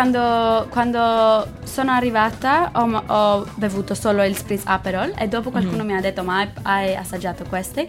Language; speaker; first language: Italian; non-native, learner; English